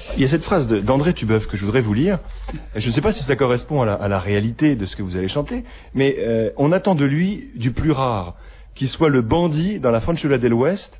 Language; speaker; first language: French; native; French